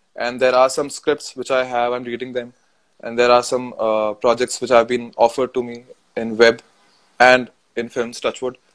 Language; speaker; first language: English; non-native, local second language; Hindi